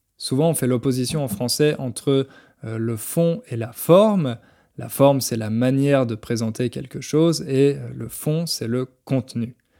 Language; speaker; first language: French; native; French